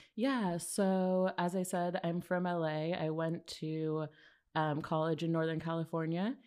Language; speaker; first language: English; native; English